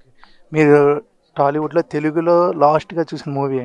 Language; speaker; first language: Telugu; native; Telugu